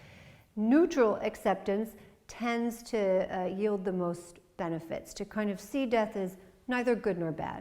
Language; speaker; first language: English; native; English